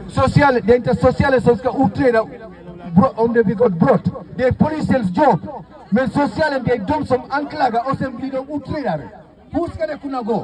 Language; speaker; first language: Swedish; non-native, fluent; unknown